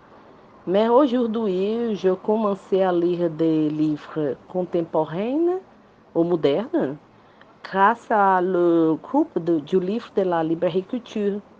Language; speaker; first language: French; non-native, learner; Portuguese